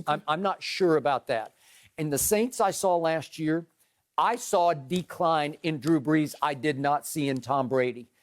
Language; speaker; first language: English; native; English